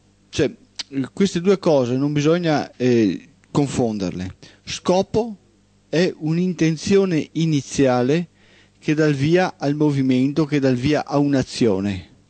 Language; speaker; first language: Italian; native; Italian